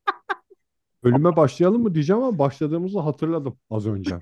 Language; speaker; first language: Turkish; native; Turkish